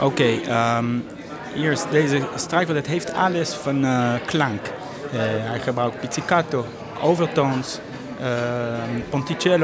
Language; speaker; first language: Dutch; non-native, learner; Hebrew